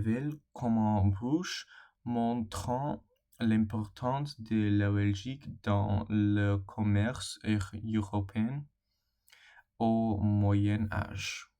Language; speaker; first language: French; non-native, learner; English